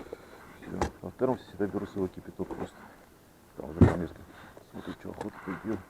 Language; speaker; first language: Russian; native; Russian